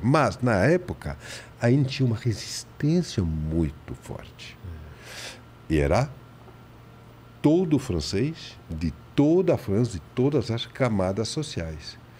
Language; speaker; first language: Portuguese; non-native, fluent; French